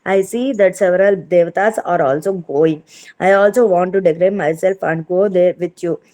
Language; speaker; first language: English; non-native, local second language; Telugu